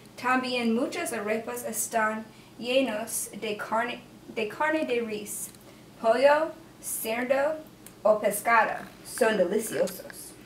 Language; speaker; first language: Spanish; non-native, learner; English